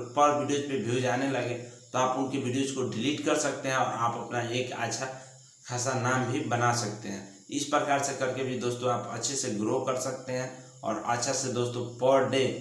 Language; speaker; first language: Hindi; native; Hindi